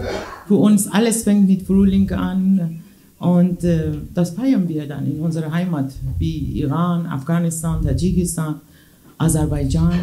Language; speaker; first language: German; non-native, fluent; Persian